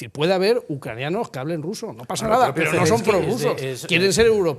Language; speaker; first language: Spanish; native; Spanish